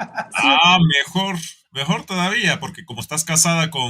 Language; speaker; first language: Spanish; native; Spanish